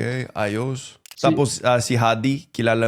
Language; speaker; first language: Filipino; non-native, fluent; English